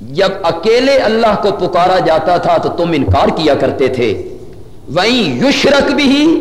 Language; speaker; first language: Urdu; non-native, local second language; Punjabi